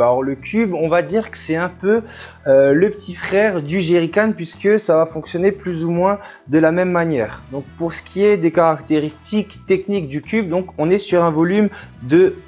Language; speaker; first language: French; native; French